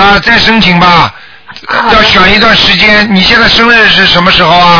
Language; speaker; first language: Chinese; native; Chinese